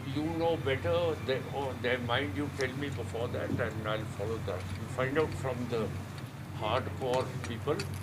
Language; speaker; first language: English; non-native, local second language; Punjabi